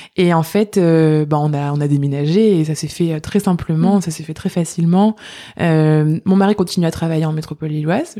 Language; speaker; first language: French; native; French